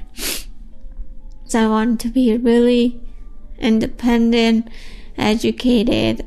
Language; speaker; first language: English; non-native, fluent; Persian